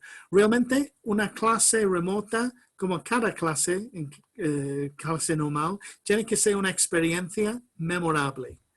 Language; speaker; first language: Spanish; non-native, fluent; English